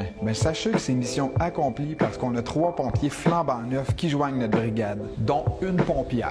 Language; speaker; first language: French; native; French